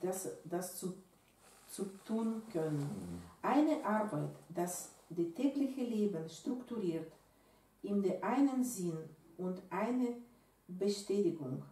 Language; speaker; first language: German; non-native, learner; Russian